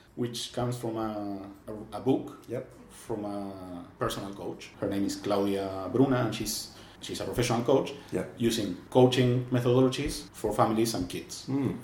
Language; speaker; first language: English; non-native, fluent; Spanish